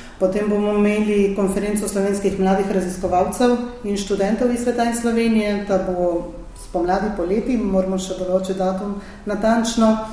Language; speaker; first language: Slovenian; native; Slovenian